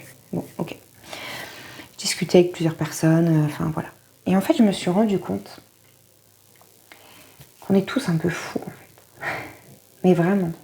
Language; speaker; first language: French; native; French